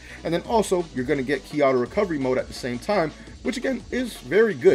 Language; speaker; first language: English; native; English